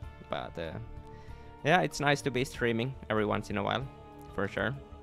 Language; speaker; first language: English; non-native, fluent; Finnish